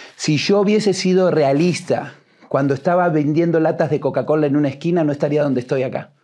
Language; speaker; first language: Spanish; native; Spanish